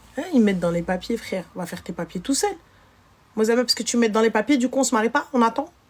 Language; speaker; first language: French; early bilingual, other home language; Arabic